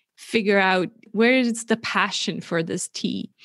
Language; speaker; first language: English; non-native, fluent; German